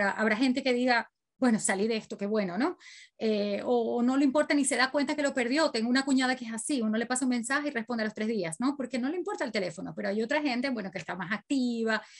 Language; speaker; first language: Spanish; native; Spanish